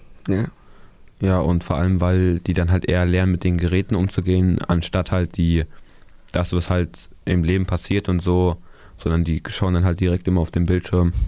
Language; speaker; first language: German; native; German